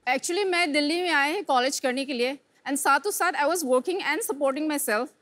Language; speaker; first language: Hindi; non-native, local second language; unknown